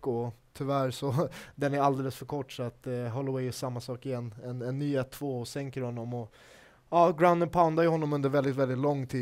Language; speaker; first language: Swedish; native; Swedish